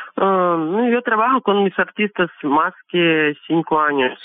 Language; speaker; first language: Spanish; non-native, learner; Russian